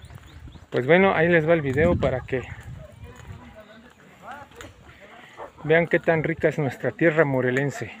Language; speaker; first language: Spanish; native; Spanish